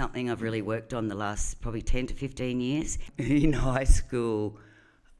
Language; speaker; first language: English; native; English